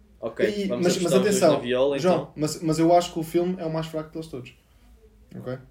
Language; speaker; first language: Portuguese; native; Portuguese